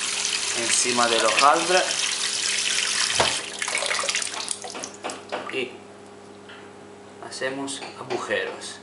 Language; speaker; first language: Spanish; non-native, fluent; Italian